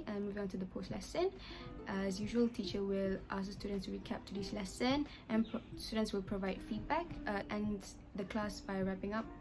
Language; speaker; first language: English; non-native, local second language; Malay